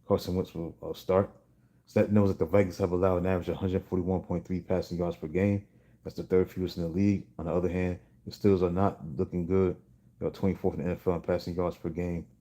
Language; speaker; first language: English; native; English